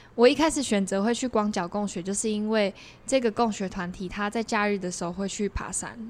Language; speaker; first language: Chinese; non-native, local second language; Min Nan Chinese